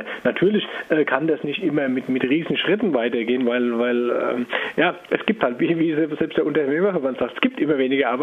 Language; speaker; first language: German; native; German